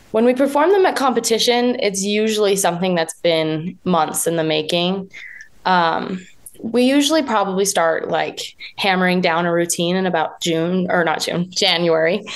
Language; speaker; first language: English; native; English